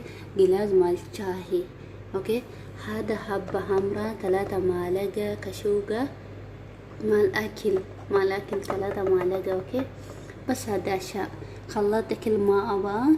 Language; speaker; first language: Arabic; non-native, learner; Oromo